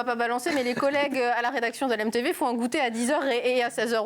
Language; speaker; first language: French; native; French